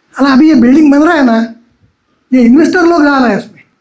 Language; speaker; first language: Hindi; non-native, local second language; Marathi